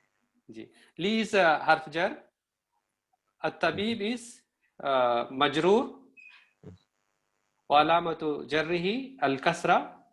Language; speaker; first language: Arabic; non-native, learner; Hindi